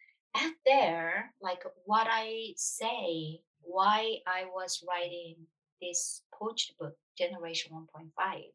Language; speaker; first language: English; non-native, fluent; Korean